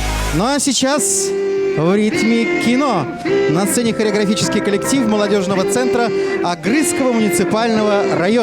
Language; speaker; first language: Russian; native; Russian